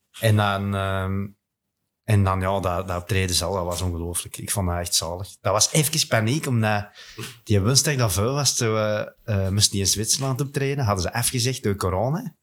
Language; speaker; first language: Dutch; native; Dutch